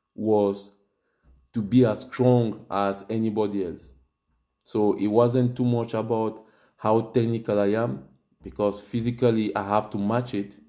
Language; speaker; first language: English; non-native, local second language; French